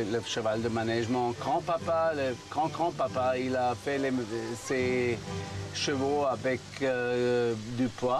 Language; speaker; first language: French; non-native, fluent; German